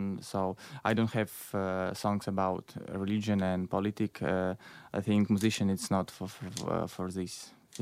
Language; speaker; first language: English; non-native, learner; Belarusian